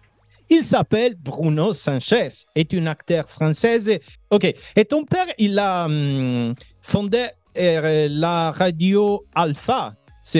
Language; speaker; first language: French; non-native, learner; Italian